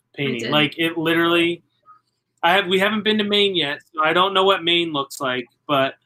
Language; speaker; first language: English; native; English